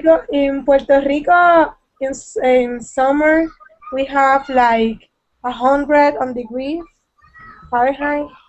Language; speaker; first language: English; non-native, learner; Spanish